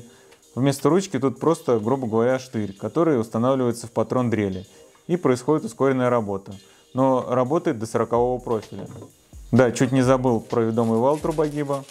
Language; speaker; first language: Russian; native; Russian